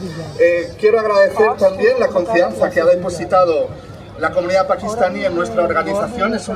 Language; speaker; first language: Spanish; native; Spanish